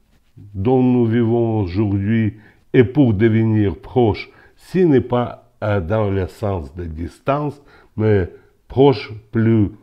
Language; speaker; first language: French; non-native, local second language; Ukrainian